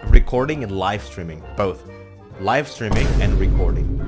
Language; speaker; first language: English; non-native, fluent; Indonesian